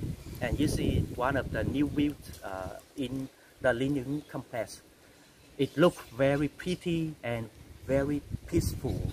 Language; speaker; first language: English; non-native, local second language; Vietnamese